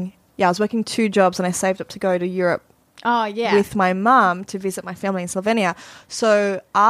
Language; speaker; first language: English; native; English